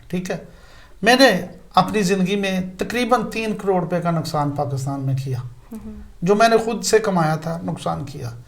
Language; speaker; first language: Urdu; non-native, local second language; Punjabi